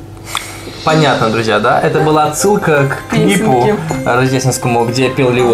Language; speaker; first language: Russian; native; Russian